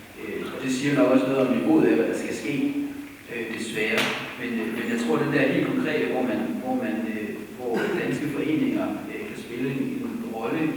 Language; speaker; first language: Danish; native; Danish